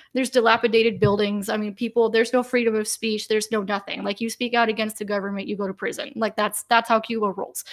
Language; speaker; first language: English; native; English